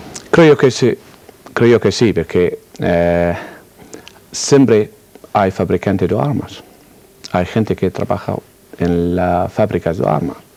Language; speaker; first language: Spanish; non-native, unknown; Arabic